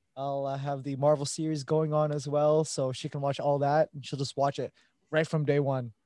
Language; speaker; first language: English; early bilingual, other home language; Filipino